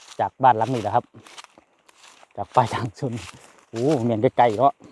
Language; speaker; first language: Thai; non-native, local second language; Northeastern Thai